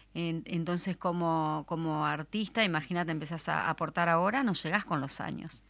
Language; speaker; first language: Spanish; native; Spanish